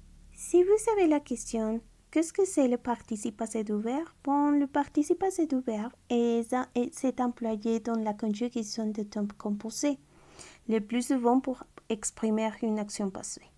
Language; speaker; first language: French; non-native, fluent; Spanish